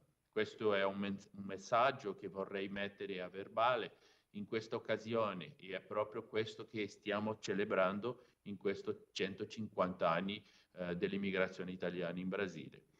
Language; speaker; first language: Italian; non-native, fluent; Portuguese